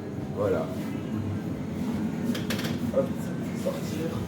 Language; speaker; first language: French; native; French